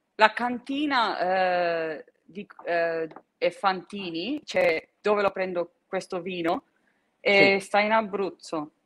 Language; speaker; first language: Italian; early bilingual, heritage; Italian